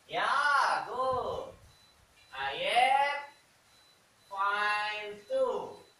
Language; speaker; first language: English; non-native, learner; Indonesian